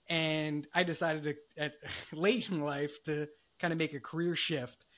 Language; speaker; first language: English; native; English